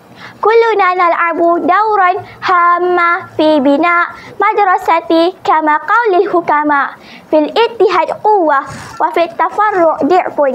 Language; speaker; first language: Arabic; non-native, learner; Malay